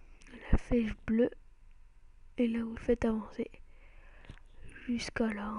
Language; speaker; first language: French; native; French